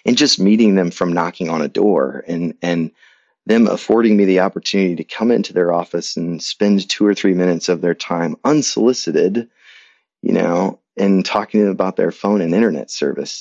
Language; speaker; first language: English; native; English